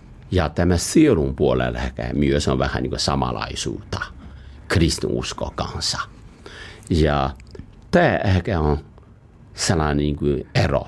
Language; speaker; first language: Finnish; non-native, fluent; Chinese